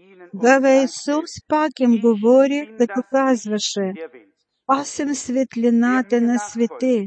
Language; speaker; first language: Bulgarian; non-native, fluent; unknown